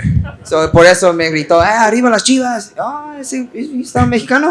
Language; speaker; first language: Spanish; early bilingual, heritage; English